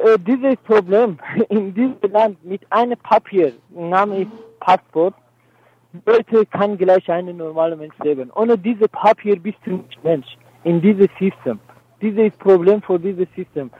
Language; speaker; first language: German; non-native, learner; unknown